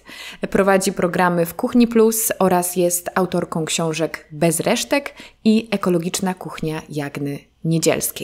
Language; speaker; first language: Polish; native; Polish